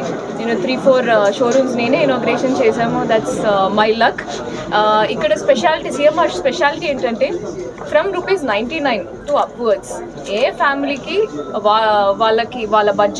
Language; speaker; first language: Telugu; non-native, fluent; Malayalam